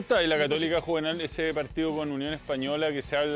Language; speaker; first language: Spanish; native; Spanish